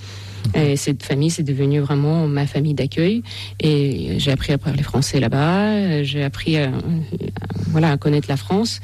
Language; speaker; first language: French; non-native, fluent; Russian